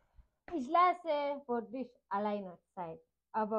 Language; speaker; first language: German; non-native, learner; Arabic